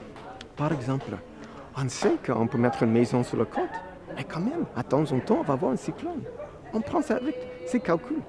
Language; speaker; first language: French; non-native, fluent; English